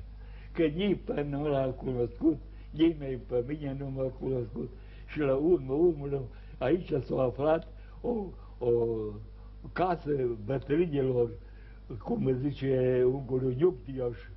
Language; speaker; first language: Romanian; non-native, local second language; Serbian